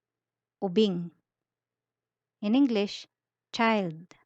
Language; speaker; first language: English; non-native, local second language; Filipino